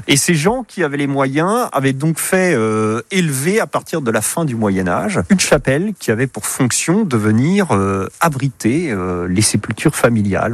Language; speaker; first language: French; native; French